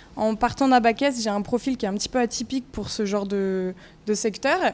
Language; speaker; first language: French; native; French